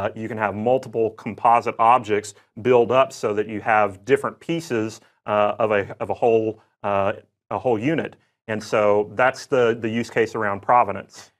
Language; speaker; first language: English; native; English